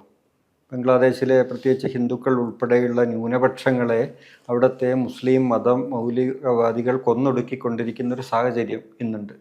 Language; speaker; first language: Malayalam; native; Malayalam